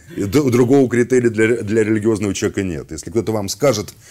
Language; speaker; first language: Russian; native; Russian